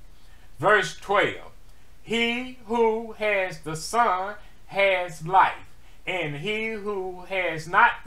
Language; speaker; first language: English; native; English